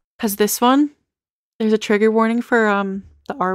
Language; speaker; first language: English; native; English